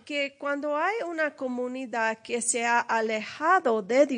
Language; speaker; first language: Spanish; early bilingual, heritage; English